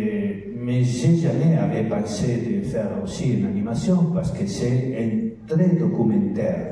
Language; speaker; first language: French; non-native, learner; Spanish